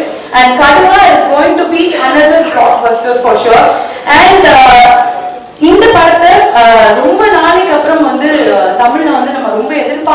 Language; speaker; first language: Tamil; native; Tamil